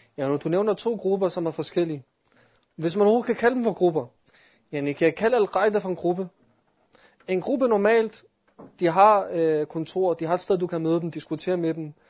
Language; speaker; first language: Danish; early bilingual, other home language; Arabic